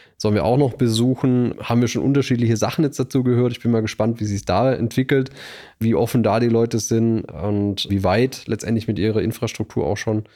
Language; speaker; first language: German; native; German